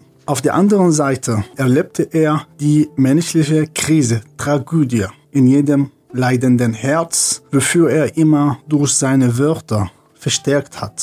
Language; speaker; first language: German; non-native, fluent; Arabic